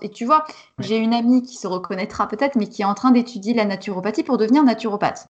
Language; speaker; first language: French; native; French